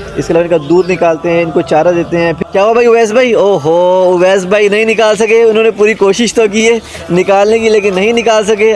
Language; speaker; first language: Urdu; non-native, local second language; Punjabi